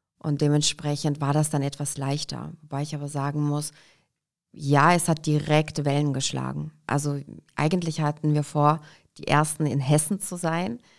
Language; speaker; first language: German; early bilingual, other home language; Russian